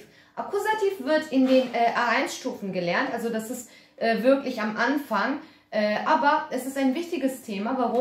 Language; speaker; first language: German; early bilingual, other home language; Turkish